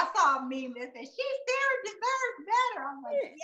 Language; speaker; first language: English; native; English